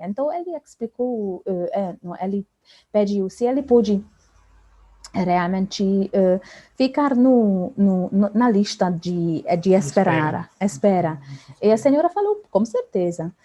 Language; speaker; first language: Portuguese; non-native, fluent; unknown